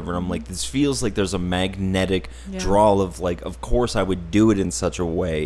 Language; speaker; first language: English; native; English